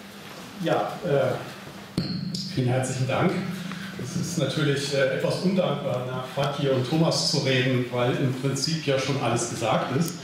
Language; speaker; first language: German; native; German